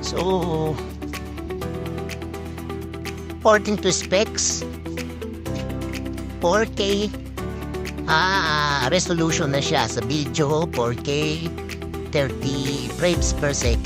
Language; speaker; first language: Filipino; native; Filipino